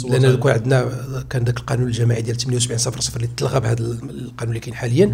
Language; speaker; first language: Arabic; native; Arabic